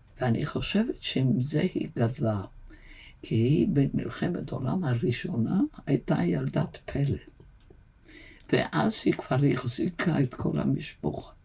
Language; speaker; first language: Hebrew; non-native, fluent; Yiddish